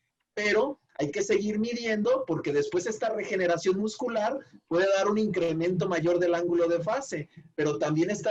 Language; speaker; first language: Spanish; native; Spanish